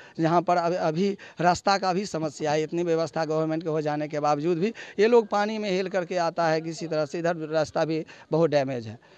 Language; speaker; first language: Hindi; non-native, local second language; Maithili